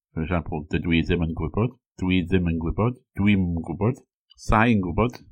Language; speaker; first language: Welsh; non-native, fluent; English